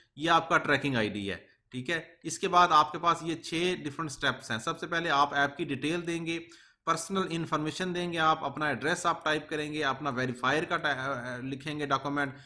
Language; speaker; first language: Urdu; native; Urdu